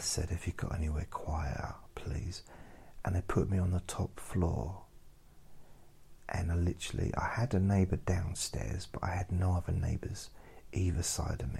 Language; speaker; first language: English; native; English